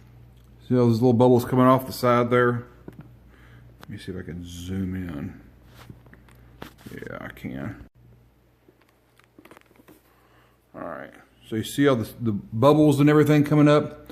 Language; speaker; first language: English; native; English